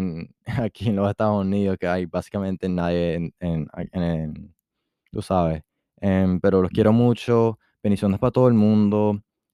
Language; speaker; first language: Spanish; early bilingual, heritage; Spanish